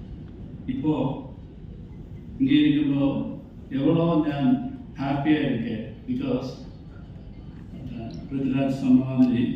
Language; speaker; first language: Malayalam; non-native, learner; Tamil